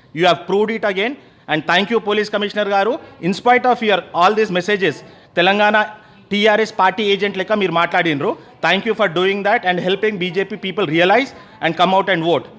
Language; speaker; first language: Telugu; native; Telugu